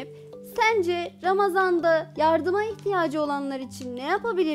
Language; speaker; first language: Turkish; native; Turkish